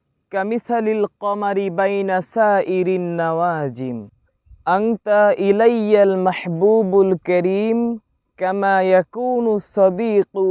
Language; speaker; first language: Arabic; non-native, learner; Bangla